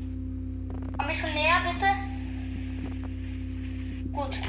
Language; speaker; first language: German; non-native, fluent; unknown